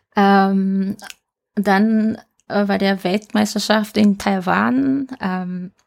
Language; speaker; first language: German; non-native, fluent; Japanese